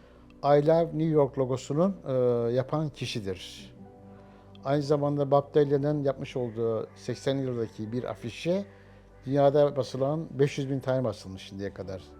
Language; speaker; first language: Turkish; native; Turkish